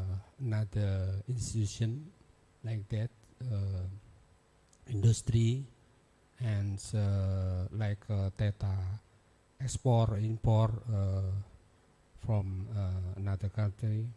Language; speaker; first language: English; non-native, learner; Indonesian